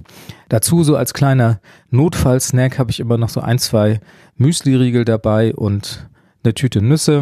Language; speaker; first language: German; native; German